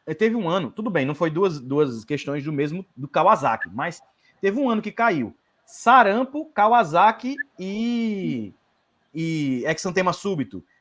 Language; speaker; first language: Portuguese; native; Portuguese